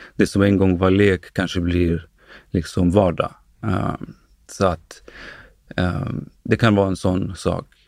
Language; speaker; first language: Swedish; early bilingual, other home language; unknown